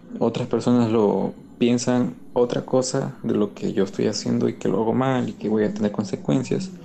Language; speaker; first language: Spanish; native; Spanish